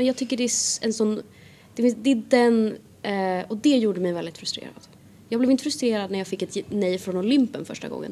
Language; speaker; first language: Swedish; native; Swedish